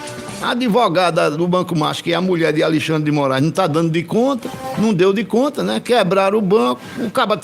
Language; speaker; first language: Portuguese; native; Portuguese